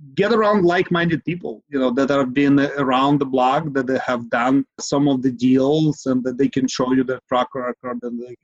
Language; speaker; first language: English; non-native, fluent; Ukrainian